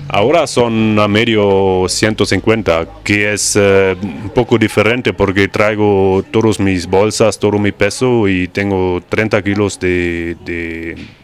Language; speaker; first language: Spanish; non-native, learner; German